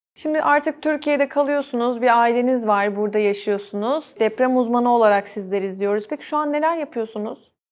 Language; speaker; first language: Turkish; native; Turkish